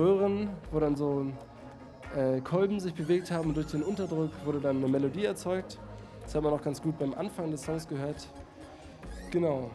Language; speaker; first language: German; native; German